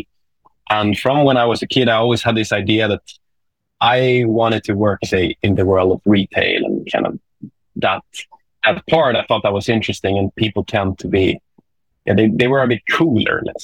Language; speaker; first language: English; non-native, fluent; Swedish